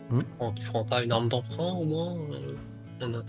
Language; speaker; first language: French; native; French